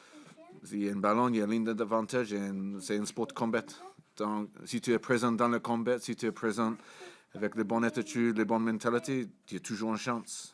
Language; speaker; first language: French; non-native, fluent; English